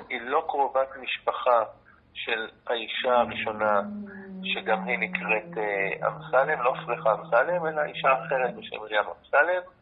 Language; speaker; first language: Hebrew; native; Hebrew